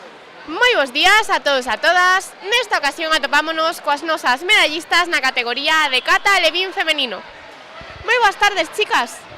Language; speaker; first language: Galician; native; Galician